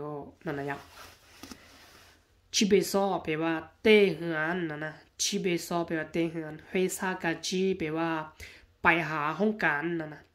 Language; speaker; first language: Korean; non-native, learner; Hmong